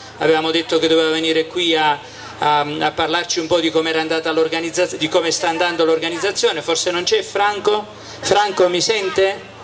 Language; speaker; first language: Italian; native; Italian